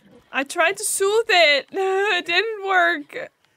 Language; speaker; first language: English; non-native, fluent; Dutch